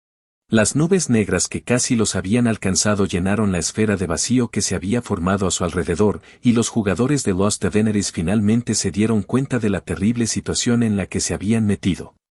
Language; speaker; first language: Spanish; native; Spanish